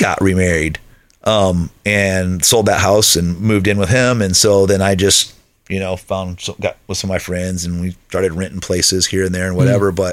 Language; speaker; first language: English; native; English